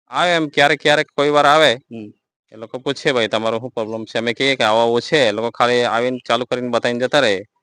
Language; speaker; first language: Gujarati; native; Gujarati